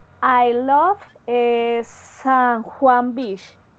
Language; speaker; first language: English; non-native, learner; Spanish